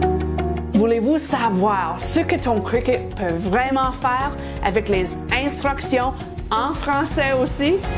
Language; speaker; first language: French; non-native, learner; English